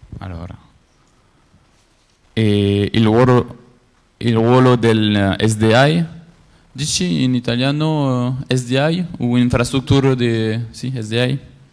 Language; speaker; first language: Italian; non-native, learner; French